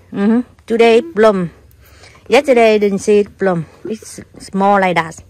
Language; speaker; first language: English; non-native, learner; Vietnamese